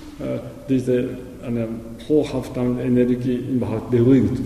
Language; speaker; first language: German; non-native, learner; Japanese